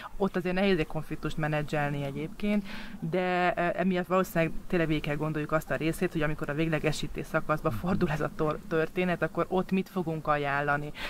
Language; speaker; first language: Hungarian; native; Hungarian